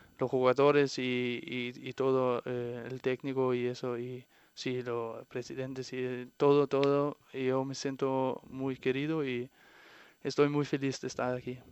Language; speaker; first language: Spanish; non-native, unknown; Danish